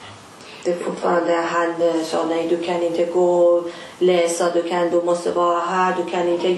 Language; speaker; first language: Swedish; non-native, learner; Persian